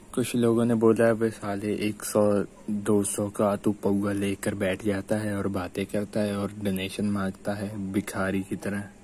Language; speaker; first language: Hindi; non-native, local second language; Punjabi